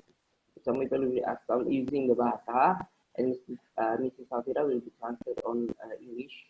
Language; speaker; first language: English; non-native, learner; Indonesian